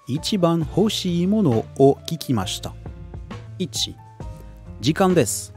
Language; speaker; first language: Japanese; non-native, learner; French